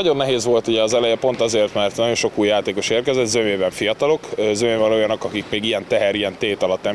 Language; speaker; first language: Hungarian; native; Hungarian